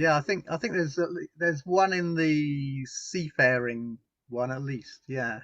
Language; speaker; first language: English; native; English